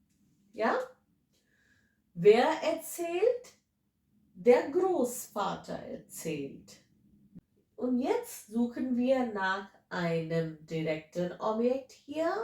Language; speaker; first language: German; non-native, fluent; English